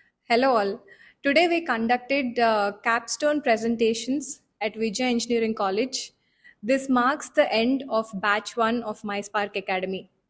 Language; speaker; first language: English; non-native, local second language; Telugu